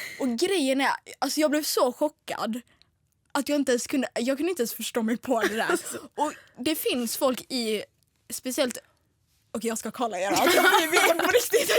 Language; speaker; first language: Swedish; early bilingual, other home language; Tigrinya